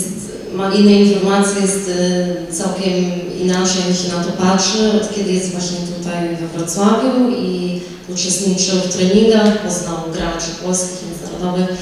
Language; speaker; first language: Polish; early bilingual, heritage; Polish